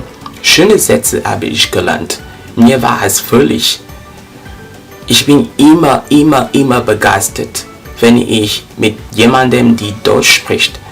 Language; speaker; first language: German; non-native, learner; French